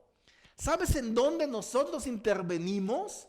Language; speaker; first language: Spanish; native; Spanish